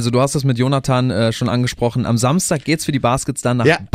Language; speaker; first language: German; native; German